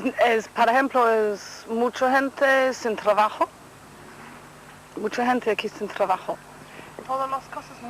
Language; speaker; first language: Spanish; non-native, learner; English